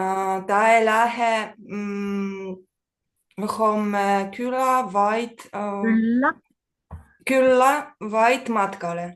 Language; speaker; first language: Estonian; non-native, learner; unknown